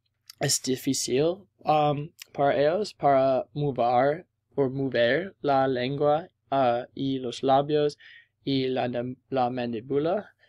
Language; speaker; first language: Spanish; non-native, learner; English